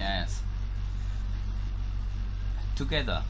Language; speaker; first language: English; non-native, learner; German